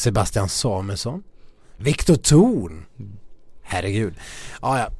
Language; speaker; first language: Swedish; native; Swedish